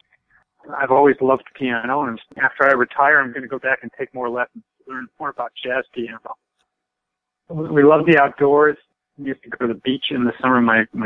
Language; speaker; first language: English; native; English